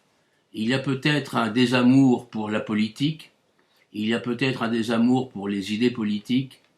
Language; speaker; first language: French; native; French